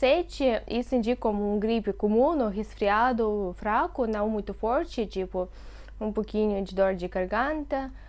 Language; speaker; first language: Portuguese; non-native, fluent; Russian